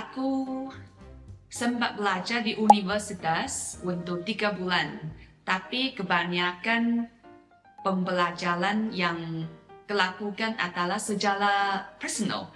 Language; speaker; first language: Indonesian; non-native, fluent; Chinese